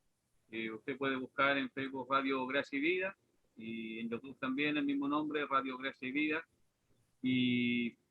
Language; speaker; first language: Spanish; native; Spanish